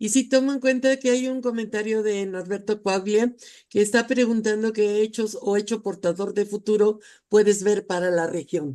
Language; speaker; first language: Spanish; native; Spanish